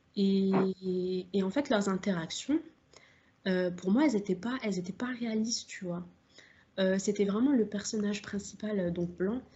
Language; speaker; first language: French; native; French